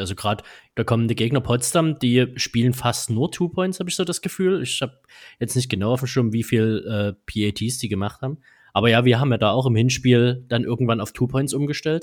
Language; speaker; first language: German; native; German